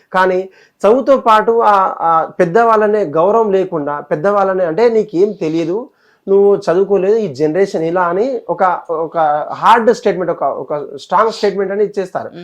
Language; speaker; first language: Telugu; native; Telugu